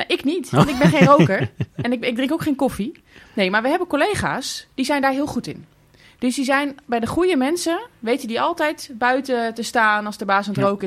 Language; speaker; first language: Dutch; native; Dutch